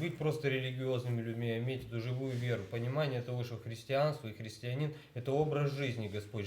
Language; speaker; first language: Russian; native; Russian